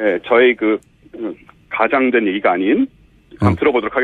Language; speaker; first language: Korean; native; Korean